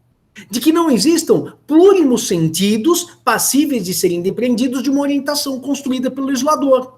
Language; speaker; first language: Portuguese; native; Portuguese